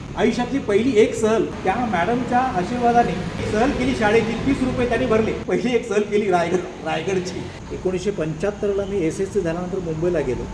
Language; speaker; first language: Marathi; native; Marathi